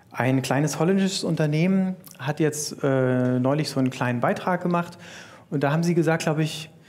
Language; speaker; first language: German; native; German